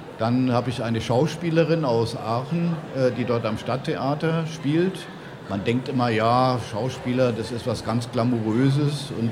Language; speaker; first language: German; native; German